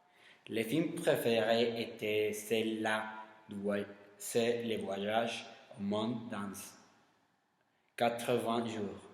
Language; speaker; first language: French; non-native, learner; Spanish